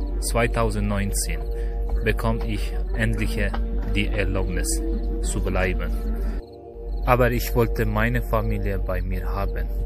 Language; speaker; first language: German; non-native, learner; Persian